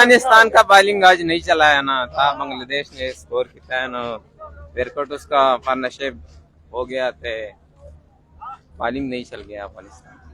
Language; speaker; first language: Hindi; non-native, local second language; Pashto